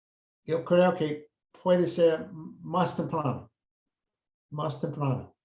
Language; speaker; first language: Spanish; non-native, fluent; English